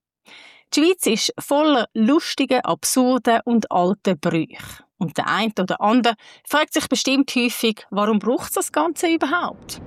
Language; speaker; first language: German; native; German